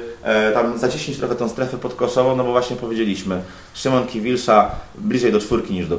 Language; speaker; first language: Polish; native; Polish